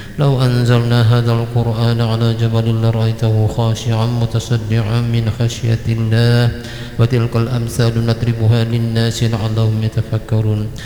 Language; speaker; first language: Arabic; non-native, fluent; Malay